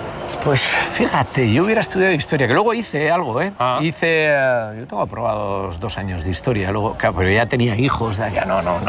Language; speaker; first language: Spanish; native; Spanish